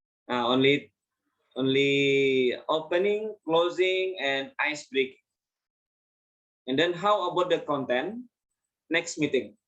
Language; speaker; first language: English; non-native, fluent; Indonesian